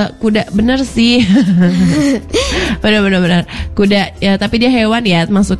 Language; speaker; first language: Indonesian; native; Indonesian